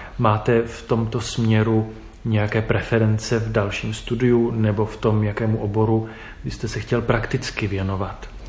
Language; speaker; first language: Czech; native; Czech